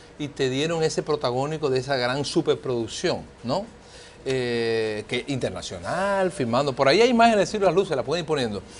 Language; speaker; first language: Spanish; native; Spanish